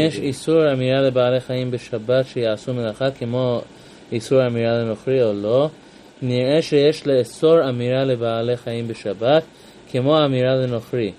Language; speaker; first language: Hebrew; non-native, fluent; English